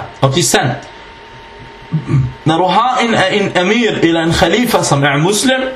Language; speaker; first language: Danish; early bilingual, other home language; Arabic